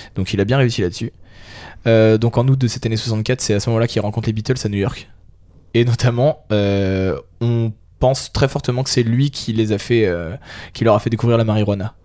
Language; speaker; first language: French; native; French